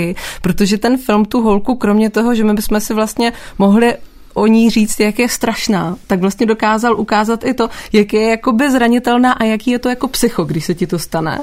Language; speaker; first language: Czech; native; Czech